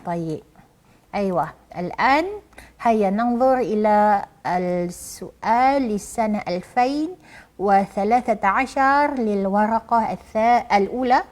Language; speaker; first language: Arabic; non-native, fluent; Malay